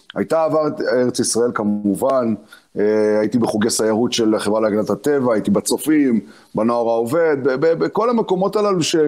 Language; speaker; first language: Hebrew; early bilingual, other home language; Arabic